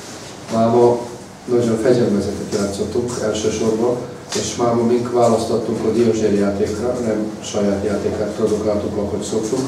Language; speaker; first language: Hungarian; non-native, fluent; Serbian